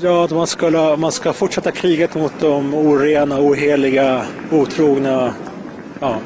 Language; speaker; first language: Swedish; native; Swedish